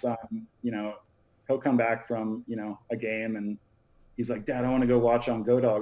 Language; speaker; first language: English; native; English